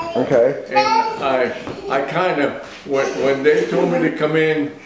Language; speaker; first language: English; native; English